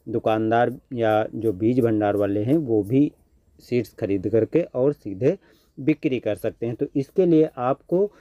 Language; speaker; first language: Hindi; native; Hindi